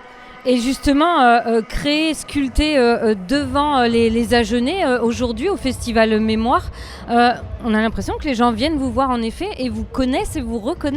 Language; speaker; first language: French; native; French